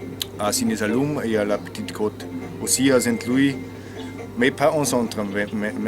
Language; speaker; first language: French; non-native, learner; German